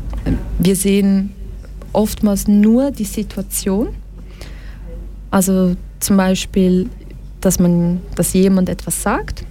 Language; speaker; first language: German; early bilingual, other home language; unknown